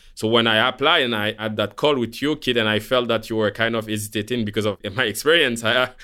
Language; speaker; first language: English; non-native, fluent; Haitian Creole